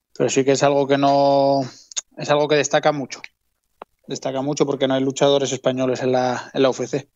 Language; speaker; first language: Spanish; native; Spanish